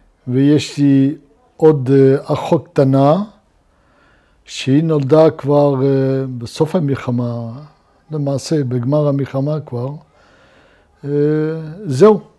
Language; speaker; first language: Hebrew; non-native, fluent; Luxembourgish